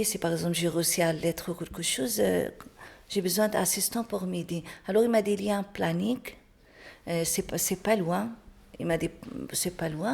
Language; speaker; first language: French; non-native, learner; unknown